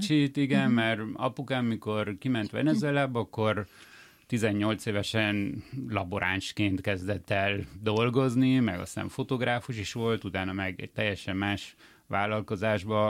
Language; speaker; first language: Hungarian; early bilingual, heritage; Hungarian